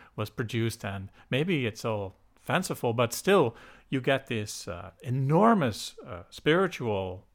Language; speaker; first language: English; non-native, fluent; Dutch